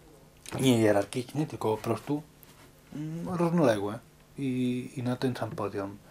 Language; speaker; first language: Polish; non-native, learner; Spanish